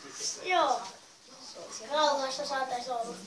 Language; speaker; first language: Finnish; native; Finnish